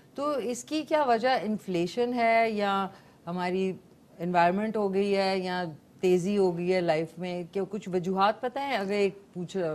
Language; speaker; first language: Urdu; non-native, local second language; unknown